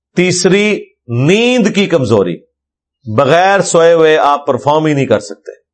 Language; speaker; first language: Urdu; non-native, local second language; Punjabi